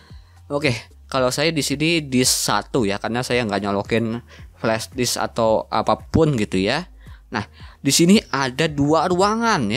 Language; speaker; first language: Indonesian; native; Indonesian